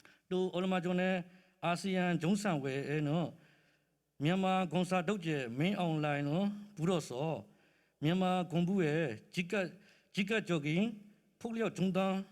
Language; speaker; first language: Korean; non-native, learner; Burmese